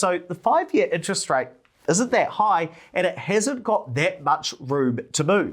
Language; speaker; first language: English; native; English